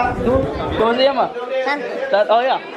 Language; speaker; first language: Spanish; non-native, learner; English